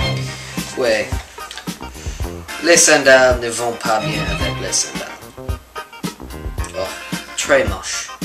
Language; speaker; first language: French; non-native, learner; English